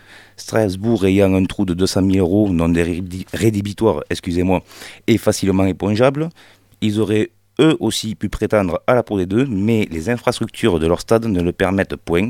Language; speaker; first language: French; native; French